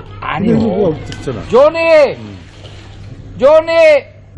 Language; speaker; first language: Korean; non-native, learner; Uzbek